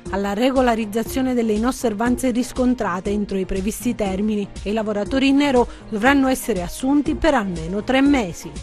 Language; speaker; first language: Italian; native; Italian